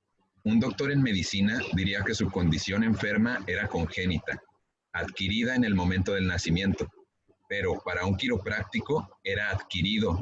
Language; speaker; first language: Spanish; native; Spanish